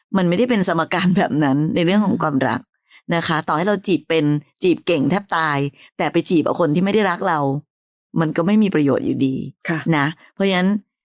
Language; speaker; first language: Thai; native; Thai